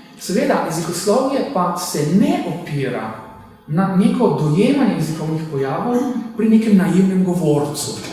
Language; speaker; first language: Slovenian; native; Slovenian